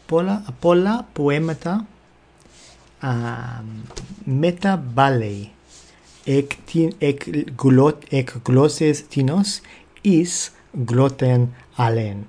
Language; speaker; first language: Greek; non-native, fluent; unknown